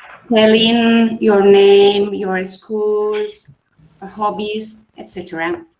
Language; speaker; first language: English; non-native, fluent; Spanish